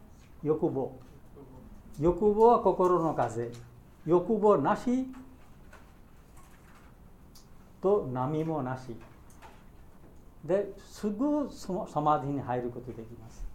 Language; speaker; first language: Japanese; non-native, learner; Bangla